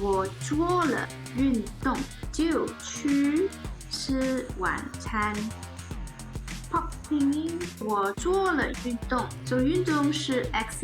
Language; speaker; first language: Chinese; non-native, learner; English